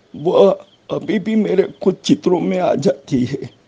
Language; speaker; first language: Hindi; native; Hindi